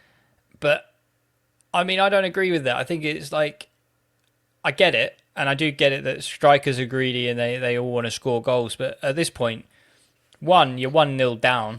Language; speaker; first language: English; native; English